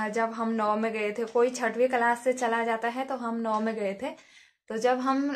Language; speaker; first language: Hindi; native; Hindi